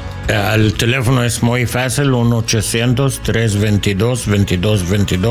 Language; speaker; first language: Spanish; non-native, learner; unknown